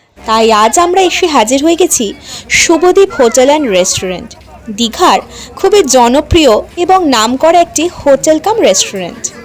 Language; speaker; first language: Bangla; native; Bangla